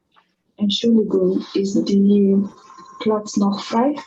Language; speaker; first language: German; non-native, learner; Spanish